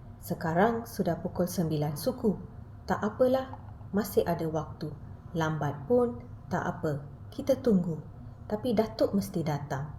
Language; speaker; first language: Malay; non-native, local second language; Tamil